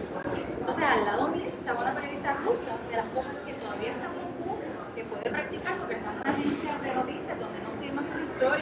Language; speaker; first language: Spanish; native; Spanish